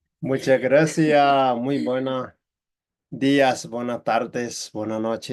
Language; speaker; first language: Spanish; non-native, learner; Tibetan